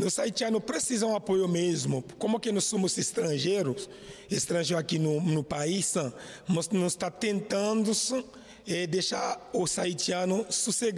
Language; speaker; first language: Portuguese; non-native, learner; Haitian Creole